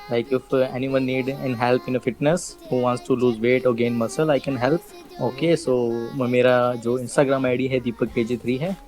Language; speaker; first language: Hindi; native; Hindi